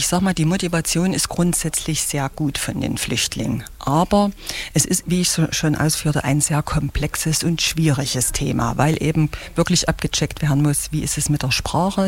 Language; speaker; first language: German; native; German